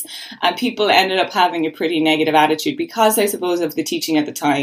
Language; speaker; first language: English; native; English